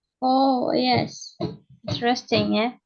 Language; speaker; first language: English; non-native, learner; Indonesian